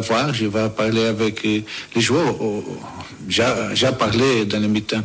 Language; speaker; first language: French; non-native, learner; Portuguese